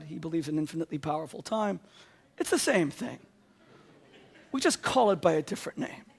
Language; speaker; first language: English; native; English